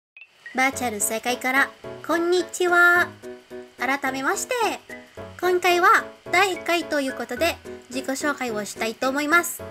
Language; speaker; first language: Japanese; non-native, learner; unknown